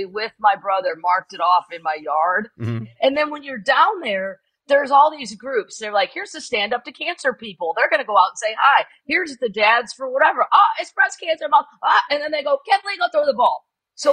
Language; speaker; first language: English; native; English